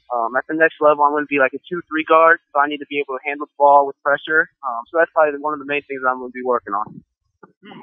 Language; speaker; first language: English; native; English